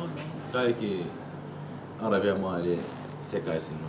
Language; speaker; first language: Finnish; non-native, learner; Arabic